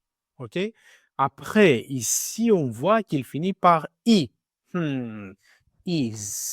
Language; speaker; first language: French; non-native, learner; Greek